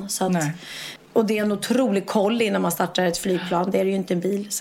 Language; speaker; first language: Swedish; native; Swedish